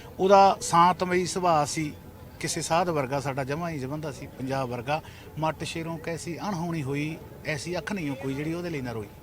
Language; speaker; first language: Punjabi; native; Punjabi